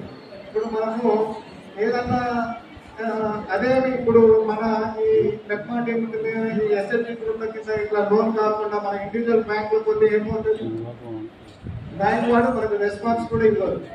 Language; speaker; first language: Telugu; native; Telugu